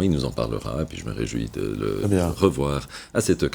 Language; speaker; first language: French; native; French